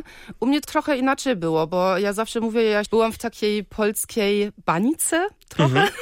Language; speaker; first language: Polish; early bilingual, heritage; Polish